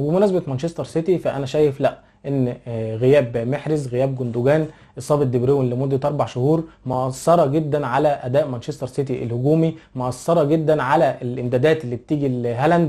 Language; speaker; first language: Arabic; native; Arabic